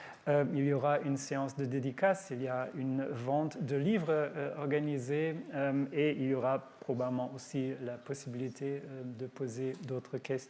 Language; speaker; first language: French; non-native, fluent; Polish